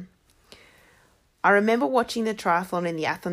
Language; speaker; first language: English; native; English